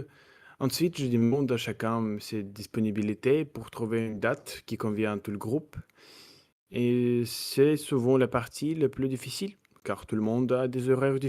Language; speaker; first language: French; non-native, learner; Russian